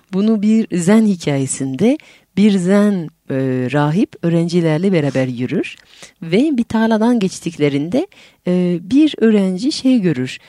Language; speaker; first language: Turkish; non-native, fluent; French